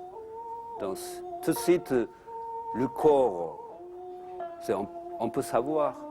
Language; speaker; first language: French; non-native, learner; Japanese